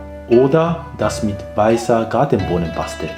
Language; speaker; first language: German; non-native, fluent; Japanese